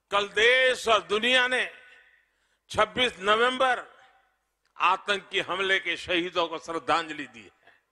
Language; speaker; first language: Hindi; non-native, local second language; Gujarati